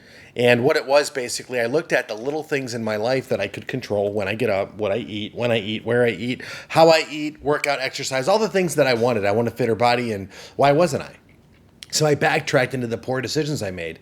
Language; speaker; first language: English; native; English